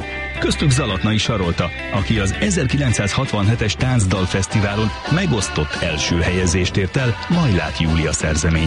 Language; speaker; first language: Hungarian; native; Hungarian